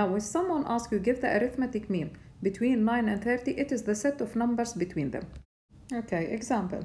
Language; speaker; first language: English; non-native, fluent; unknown